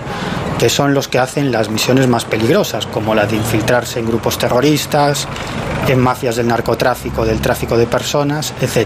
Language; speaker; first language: Spanish; native; Spanish